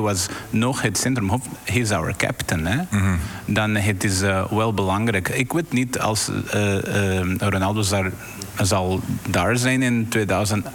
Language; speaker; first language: Dutch; non-native, learner; Portuguese